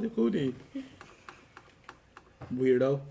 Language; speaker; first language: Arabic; non-native, fluent; English